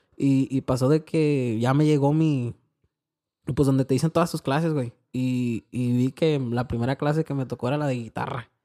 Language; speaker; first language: Spanish; early bilingual, heritage; Spanish